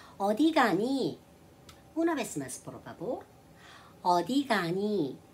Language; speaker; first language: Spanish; non-native, learner; Korean